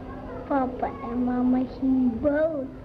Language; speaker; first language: Dutch; early bilingual, other home language; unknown